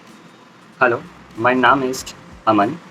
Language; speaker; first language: German; non-native, learner; Hindi